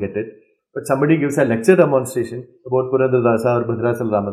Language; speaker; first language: English; non-native, local second language; Malayalam